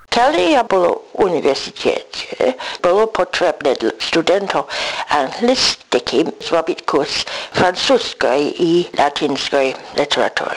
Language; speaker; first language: Belarusian; non-native, learner; English